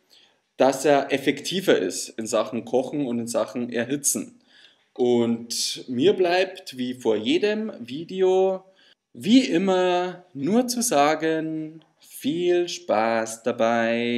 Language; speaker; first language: German; native; German